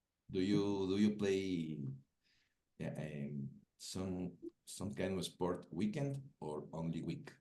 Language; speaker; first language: English; non-native, learner; Spanish